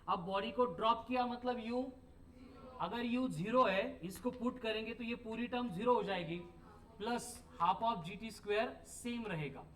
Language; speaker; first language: Hindi; non-native, local second language; Marathi